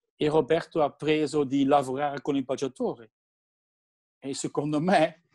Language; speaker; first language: Italian; non-native, learner; Dutch